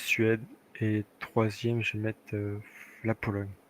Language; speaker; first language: French; native; French